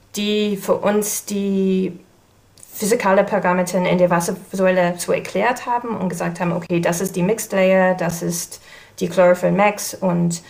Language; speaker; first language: German; non-native, fluent; English